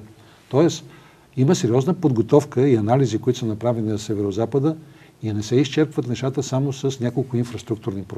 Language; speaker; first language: Bulgarian; native; Bulgarian